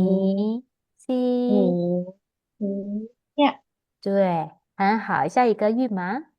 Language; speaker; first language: Chinese; non-native, fluent; Indonesian